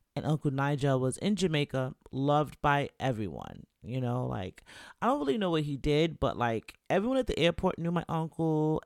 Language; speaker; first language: English; native; English